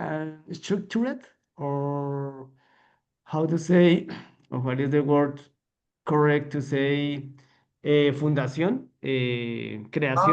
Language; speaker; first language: English; non-native, learner; Spanish